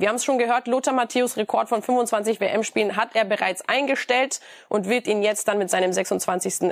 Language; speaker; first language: German; native; German